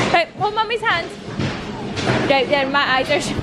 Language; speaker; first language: English; native; English